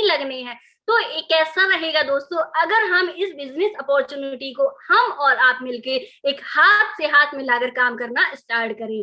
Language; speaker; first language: Hindi; native; Hindi